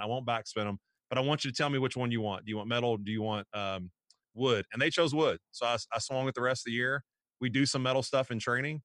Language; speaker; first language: English; native; English